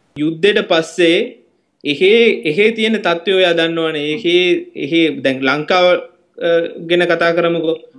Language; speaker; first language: Sinhala; non-native, local second language; Tamil